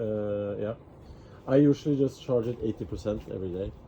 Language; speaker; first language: English; non-native, learner; Ukrainian